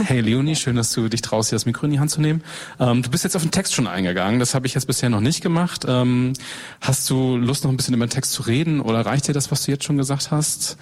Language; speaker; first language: German; native; German